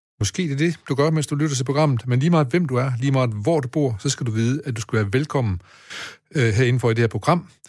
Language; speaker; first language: Danish; native; Danish